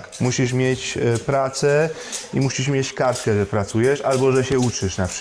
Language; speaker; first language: Polish; early bilingual, heritage; Polish